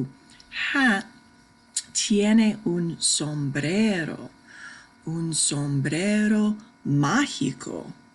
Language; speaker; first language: Spanish; non-native, fluent; English